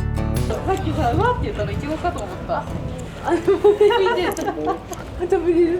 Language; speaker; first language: Japanese; native; Japanese